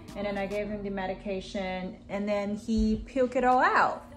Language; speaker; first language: English; non-native, fluent; Chinese